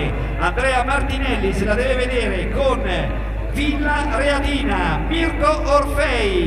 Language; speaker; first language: Italian; native; Italian